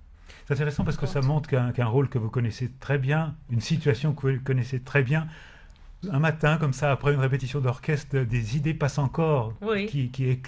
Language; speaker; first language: French; native; French